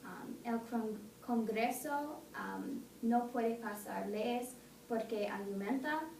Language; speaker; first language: Spanish; non-native, learner; English